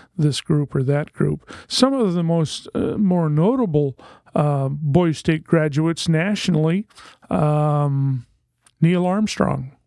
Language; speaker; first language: English; native; English